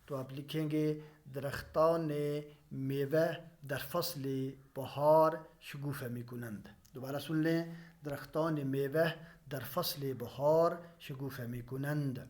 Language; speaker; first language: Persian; non-native, fluent; Urdu